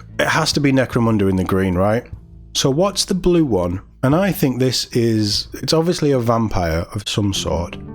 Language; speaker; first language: English; native; English